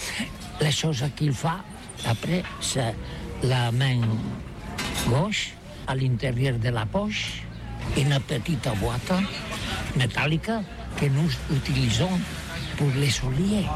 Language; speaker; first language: French; non-native, learner; Catalan